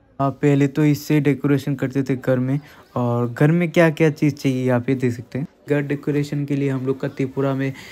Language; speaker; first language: Hindi; non-native, local second language; Bangla